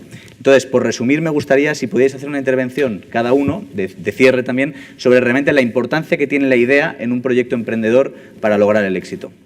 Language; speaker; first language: Spanish; native; Spanish